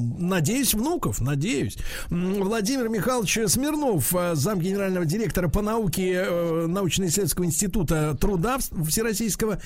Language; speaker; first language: Russian; native; Russian